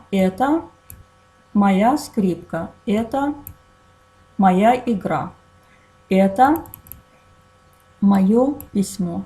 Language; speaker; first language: Russian; non-native, fluent; Azerbaijani